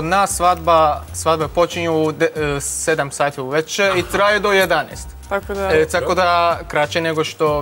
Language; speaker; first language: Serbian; non-native, learner; Turkish